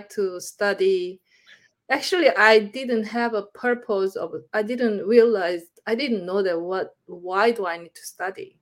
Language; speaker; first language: English; non-native, learner; Korean